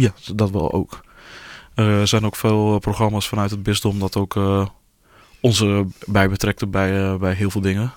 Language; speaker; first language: Dutch; early bilingual, other home language; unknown